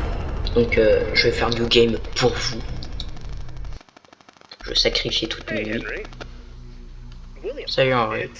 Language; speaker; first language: French; native; French